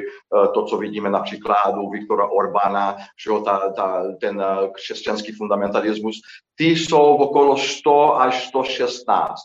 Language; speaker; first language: Czech; non-native, fluent; Portuguese